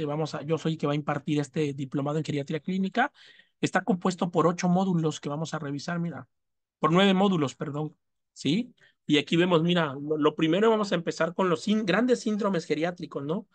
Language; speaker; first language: Spanish; native; Spanish